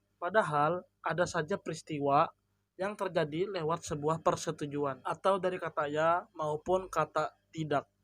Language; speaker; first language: Indonesian; non-native, local second language; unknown